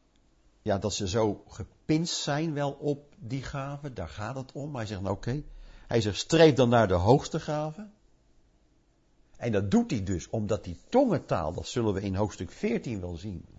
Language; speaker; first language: Dutch; native; Dutch